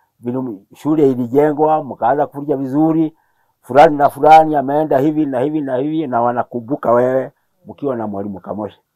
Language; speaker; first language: Swahili; non-native, local second language; Kikuyu